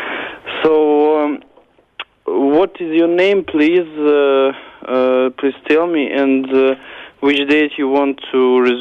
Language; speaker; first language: English; non-native, learner; Russian